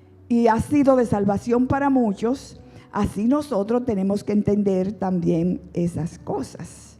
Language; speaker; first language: Spanish; native; Spanish